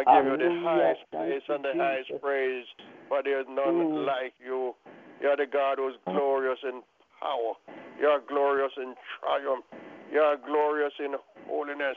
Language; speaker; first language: English; non-native, local second language; Jamaican Creole English